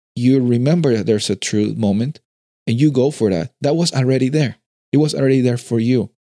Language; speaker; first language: English; non-native, fluent; Spanish